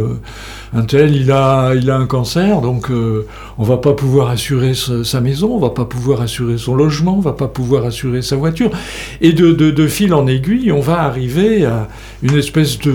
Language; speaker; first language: French; native; French